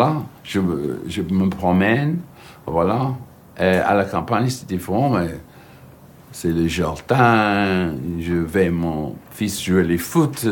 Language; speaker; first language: French; non-native, fluent; English